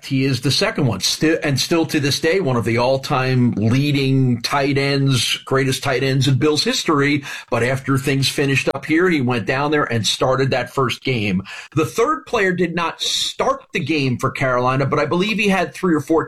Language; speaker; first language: English; native; English